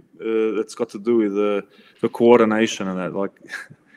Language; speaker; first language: English; native; English